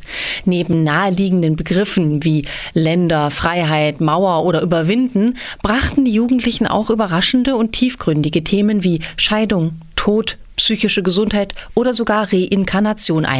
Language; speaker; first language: German; native; German